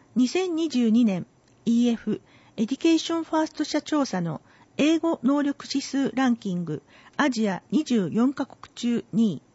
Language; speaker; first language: Japanese; native; Japanese